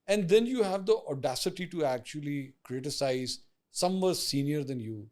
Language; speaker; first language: English; non-native, local second language; Urdu